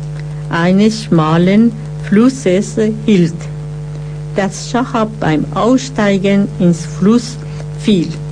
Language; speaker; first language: German; non-native, fluent; Persian